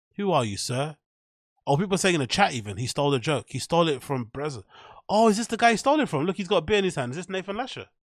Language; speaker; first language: English; native; English